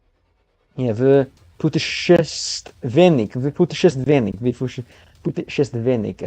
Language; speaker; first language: Russian; non-native, learner; English